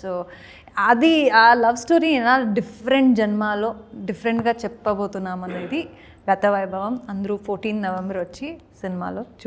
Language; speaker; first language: Telugu; non-native, learner; Kannada